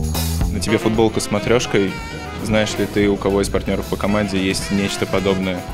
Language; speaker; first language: Russian; native; Russian